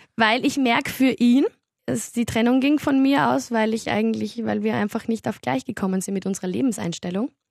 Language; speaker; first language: German; native; German